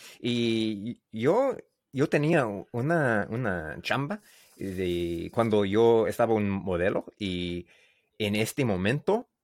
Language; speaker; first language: Spanish; non-native, learner; English